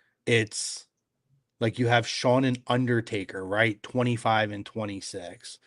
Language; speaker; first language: English; native; English